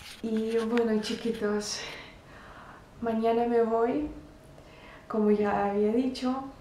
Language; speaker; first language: Spanish; non-native, fluent; Russian